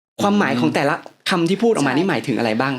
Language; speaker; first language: Thai; native; Thai